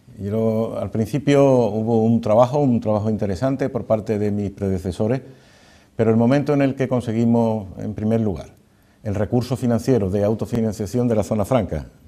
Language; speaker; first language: Spanish; native; Spanish